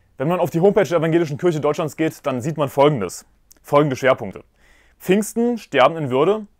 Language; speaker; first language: German; native; German